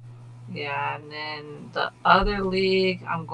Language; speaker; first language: English; native; English